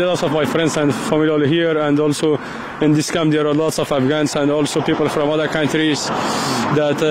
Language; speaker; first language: English; non-native, learner; Persian